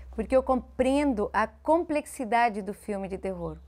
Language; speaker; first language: Portuguese; early bilingual, heritage; Spanish